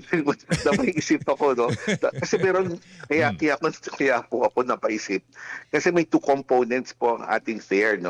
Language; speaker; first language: Filipino; native; Filipino